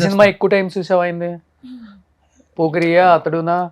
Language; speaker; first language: Telugu; native; Telugu